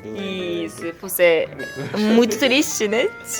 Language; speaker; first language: Portuguese; non-native, learner; Korean